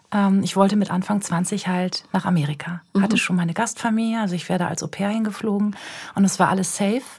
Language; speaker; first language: German; native; German